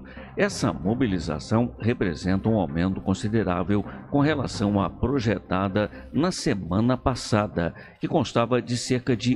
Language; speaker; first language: Portuguese; native; Portuguese